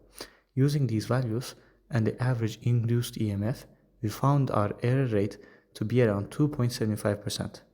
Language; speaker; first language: English; non-native, fluent; Turkish